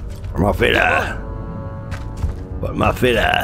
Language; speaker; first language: Spanish; native; Spanish